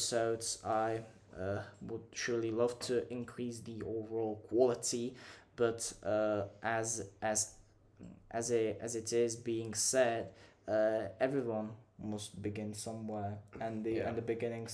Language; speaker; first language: English; non-native, fluent; Czech